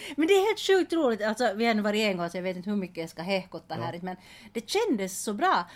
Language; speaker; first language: Swedish; native; Swedish